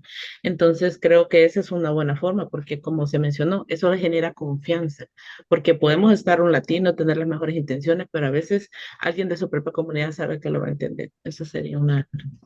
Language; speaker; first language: Spanish; native; Spanish